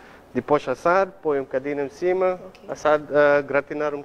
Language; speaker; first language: Portuguese; non-native, learner; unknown